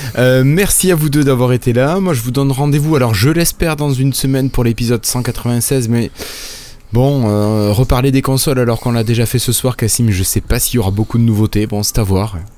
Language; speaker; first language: French; native; French